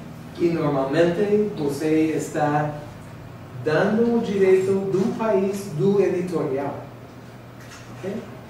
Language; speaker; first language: Portuguese; non-native, learner; English